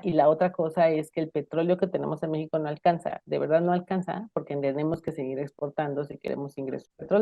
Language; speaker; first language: Spanish; native; Spanish